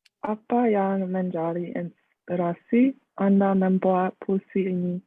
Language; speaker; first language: Indonesian; non-native, learner; English